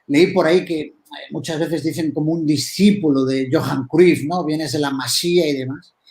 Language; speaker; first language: Spanish; native; Spanish